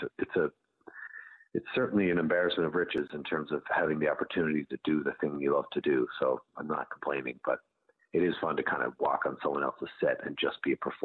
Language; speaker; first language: English; native; English